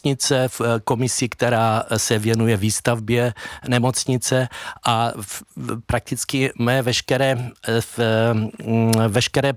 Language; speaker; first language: Czech; native; Czech